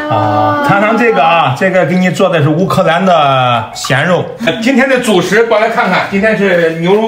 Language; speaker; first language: Chinese; native; Chinese